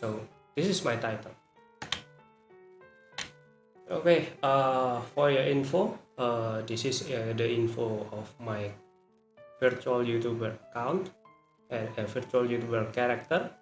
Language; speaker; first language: English; non-native, learner; Indonesian